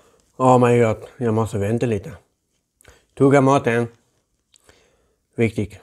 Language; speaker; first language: Swedish; non-native, learner; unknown